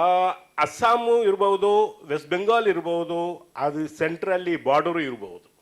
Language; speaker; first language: Kannada; non-native, learner; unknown